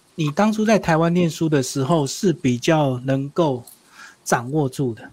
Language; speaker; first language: Chinese; native; Chinese